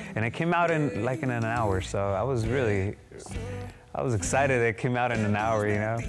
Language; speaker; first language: English; native; English